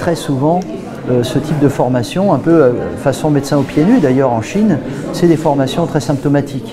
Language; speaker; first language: French; native; French